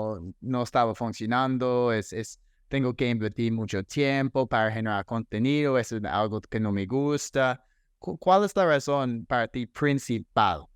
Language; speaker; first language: Spanish; non-native, fluent; English